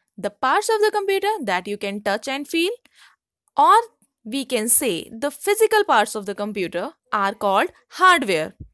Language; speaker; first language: English; non-native, local second language; Hindi